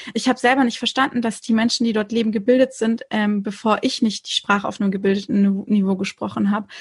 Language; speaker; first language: German; early bilingual, other home language; Turkish